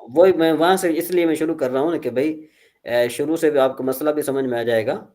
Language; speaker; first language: Urdu; non-native, local second language; Sindhi